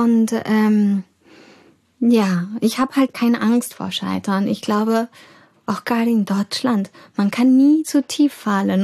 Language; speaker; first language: German; early bilingual, heritage; German